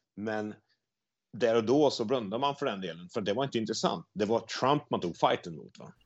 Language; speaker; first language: Swedish; native; Swedish